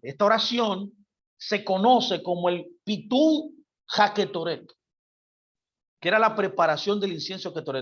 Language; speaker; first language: Spanish; native; Spanish